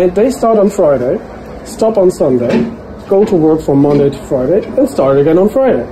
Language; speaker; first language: English; non-native, fluent; German